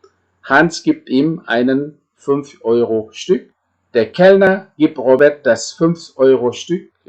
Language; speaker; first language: German; non-native, fluent; Indonesian